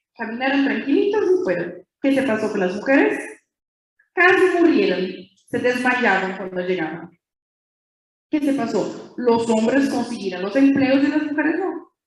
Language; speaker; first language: Spanish; non-native, fluent; Portuguese